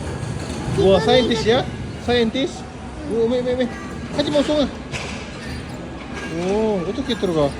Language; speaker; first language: Korean; non-native, learner; Filipino